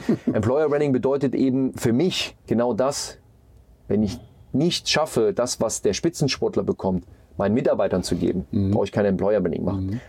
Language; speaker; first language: German; native; German